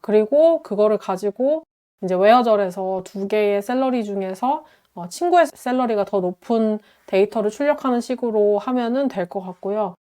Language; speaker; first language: Korean; native; Korean